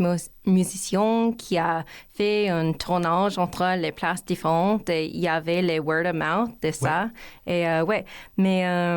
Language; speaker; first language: French; non-native, learner; English